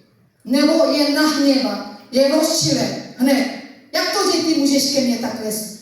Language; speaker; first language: Czech; non-native, learner; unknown